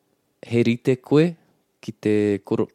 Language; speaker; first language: Māori; non-native, local second language; English